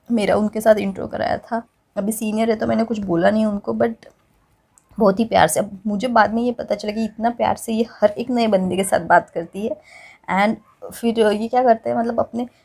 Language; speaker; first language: Hindi; non-native, local second language; Marathi